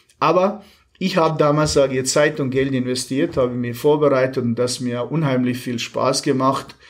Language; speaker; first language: German; non-native, fluent; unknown